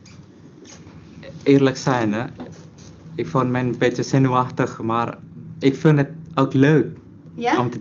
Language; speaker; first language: Dutch; non-native, learner; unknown